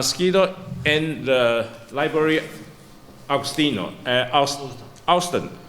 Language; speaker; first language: Spanish; non-native, learner; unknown